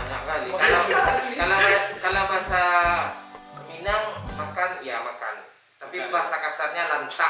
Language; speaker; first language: Indonesian; non-native, local second language; Minangkabau